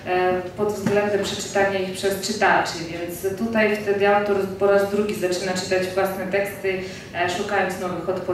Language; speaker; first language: Polish; non-native, fluent; Georgian